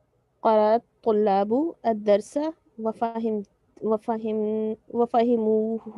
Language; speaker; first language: Arabic; non-native, learner; Urdu